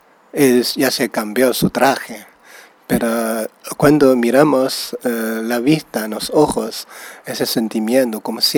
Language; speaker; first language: Spanish; non-native, learner; Chinese